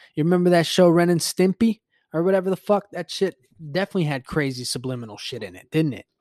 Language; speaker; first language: English; early bilingual, other home language; Spanish